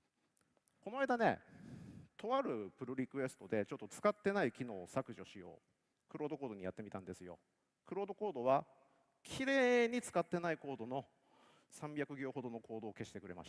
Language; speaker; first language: Japanese; native; Japanese